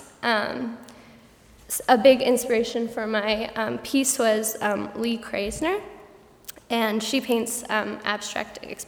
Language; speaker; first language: English; native; English